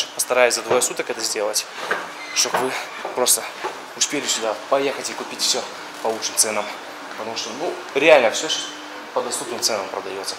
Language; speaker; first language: Russian; native; Russian